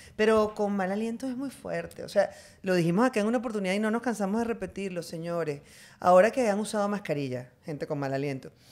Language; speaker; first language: Spanish; native; Spanish